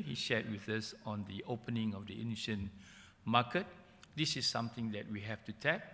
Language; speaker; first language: English; non-native, local second language; Malay